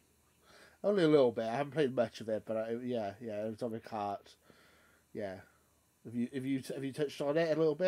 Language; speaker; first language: English; native; English